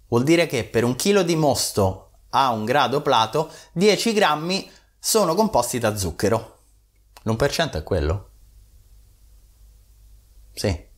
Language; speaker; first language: Italian; native; Italian